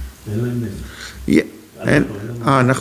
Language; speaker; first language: Hebrew; native; Hebrew